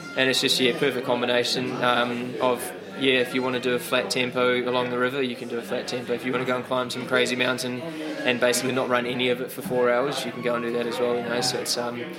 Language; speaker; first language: English; native; English